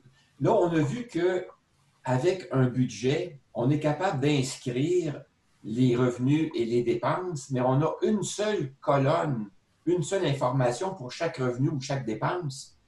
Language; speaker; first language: French; native; French